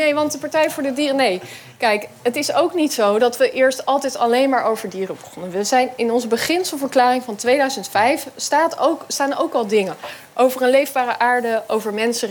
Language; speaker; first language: Dutch; native; Dutch